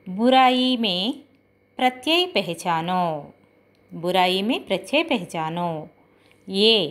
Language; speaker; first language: Hindi; non-native, local second language; Telugu